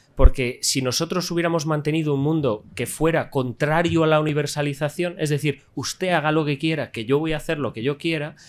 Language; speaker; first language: Spanish; native; Spanish